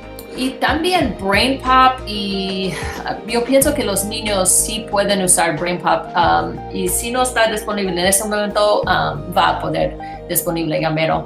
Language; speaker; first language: Spanish; non-native, fluent; English